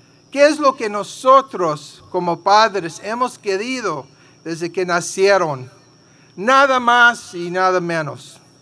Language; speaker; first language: Spanish; early bilingual, heritage; Spanish